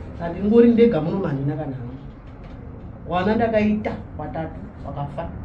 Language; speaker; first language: Shona; early bilingual, other home language; Nyanja